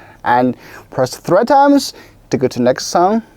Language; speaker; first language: English; non-native, local second language; Chinese